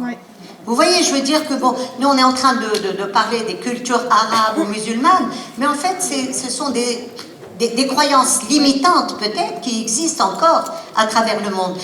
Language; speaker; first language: French; non-native, local second language; Arabic